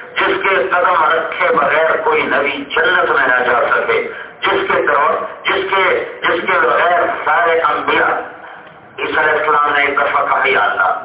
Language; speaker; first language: Urdu; non-native, local second language; Punjabi